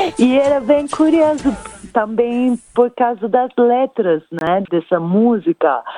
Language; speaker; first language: Portuguese; non-native, fluent; Italian